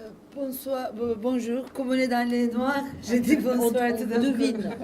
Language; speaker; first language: French; non-native, fluent; Turkish